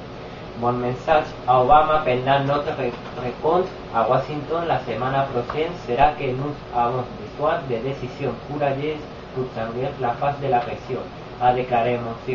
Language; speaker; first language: French; non-native, learner; Spanish